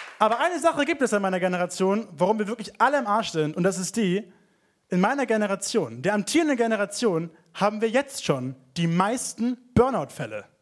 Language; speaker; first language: German; native; German